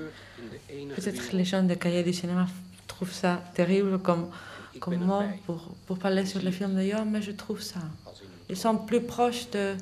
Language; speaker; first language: French; non-native, fluent; Dutch